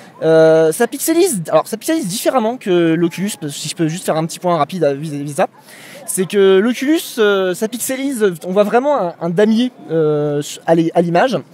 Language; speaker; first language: French; native; French